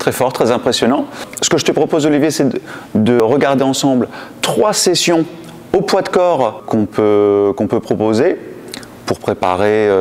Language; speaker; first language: French; native; French